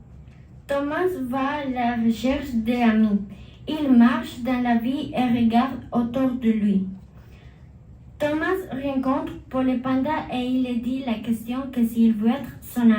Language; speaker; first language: French; non-native, learner; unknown